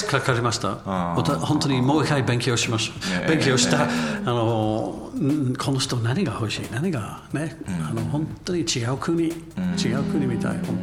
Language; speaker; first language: Japanese; non-native, learner; English